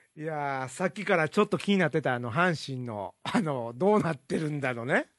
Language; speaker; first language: Japanese; native; Japanese